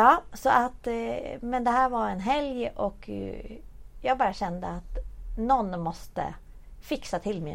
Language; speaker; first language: Swedish; native; Swedish